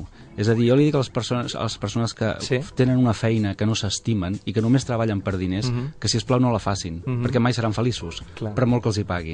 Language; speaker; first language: Catalan; native; Catalan